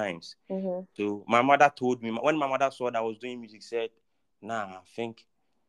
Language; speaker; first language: English; non-native, local second language; Akan